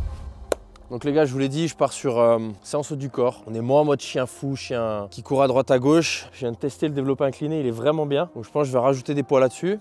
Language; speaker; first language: French; native; French